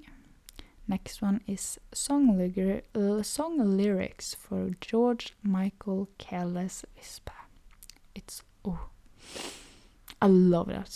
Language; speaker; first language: English; non-native, fluent; Norwegian